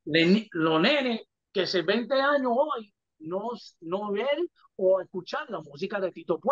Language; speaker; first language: Spanish; early bilingual, heritage; English